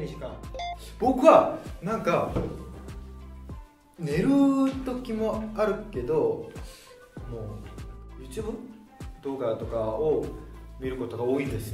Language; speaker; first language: Japanese; non-native, fluent; Korean